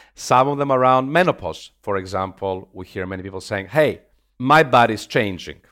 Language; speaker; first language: English; non-native, fluent; Greek